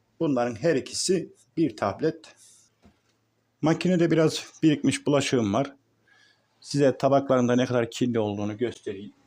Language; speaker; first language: Turkish; native; Turkish